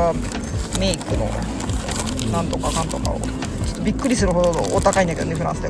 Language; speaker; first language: Japanese; native; Japanese